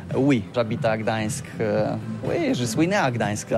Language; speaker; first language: French; non-native, learner; Polish